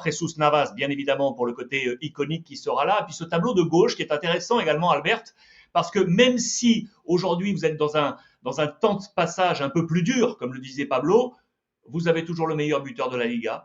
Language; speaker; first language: French; native; French